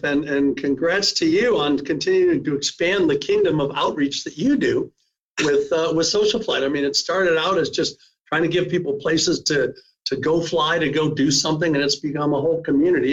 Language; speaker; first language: English; native; English